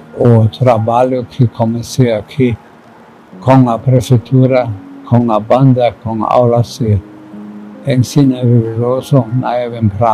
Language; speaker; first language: Portuguese; non-native, fluent; German